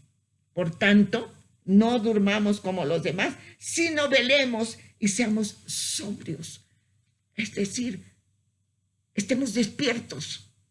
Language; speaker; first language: Spanish; native; Spanish